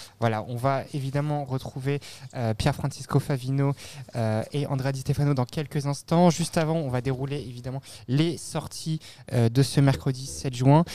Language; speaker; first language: French; native; French